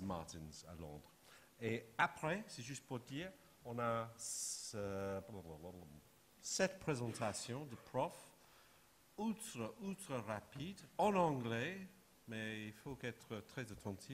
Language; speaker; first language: French; non-native, fluent; English